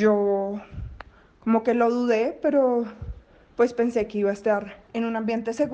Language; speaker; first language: Spanish; native; Spanish